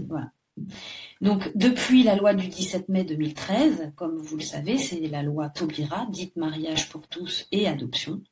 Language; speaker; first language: French; native; French